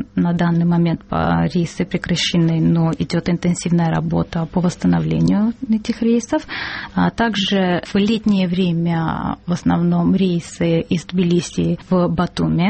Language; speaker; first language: Russian; non-native, local second language; Georgian